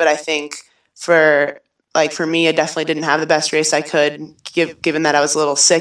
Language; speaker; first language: English; native; English